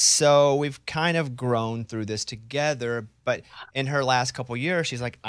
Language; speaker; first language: English; native; English